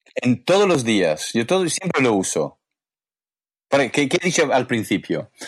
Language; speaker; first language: Spanish; non-native, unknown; English